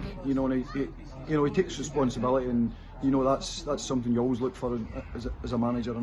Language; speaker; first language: English; native; English